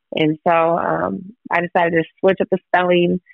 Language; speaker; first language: English; native; English